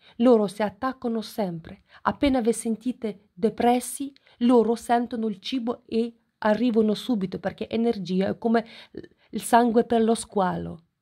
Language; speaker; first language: Italian; non-native, fluent; Ukrainian